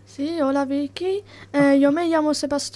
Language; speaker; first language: Spanish; non-native, learner; Italian